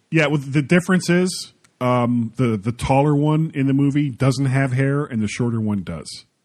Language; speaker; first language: English; native; English